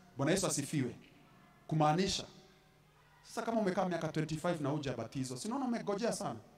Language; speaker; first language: Swahili; non-native, local second language; Kikuyu